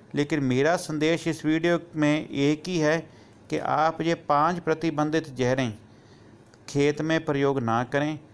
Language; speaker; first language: Hindi; non-native, local second language; Punjabi